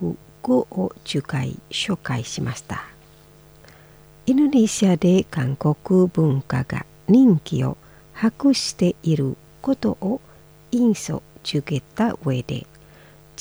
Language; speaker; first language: Japanese; non-native, fluent; Indonesian